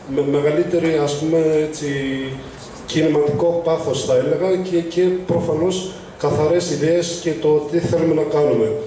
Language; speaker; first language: Greek; non-native, fluent; Arabic